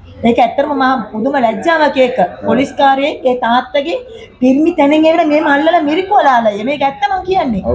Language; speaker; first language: Sinhala; non-native, local second language; Tamil